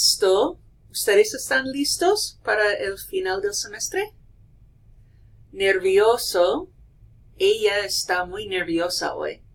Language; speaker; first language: Spanish; non-native, fluent; English